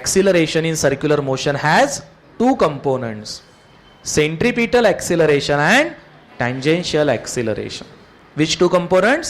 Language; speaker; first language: English; non-native, local second language; Marathi